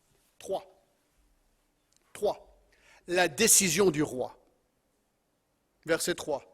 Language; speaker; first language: French; non-native, fluent; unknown